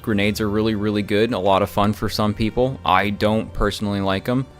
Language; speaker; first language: English; native; English